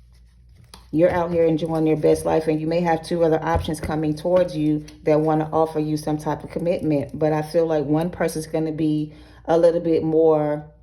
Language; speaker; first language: English; native; English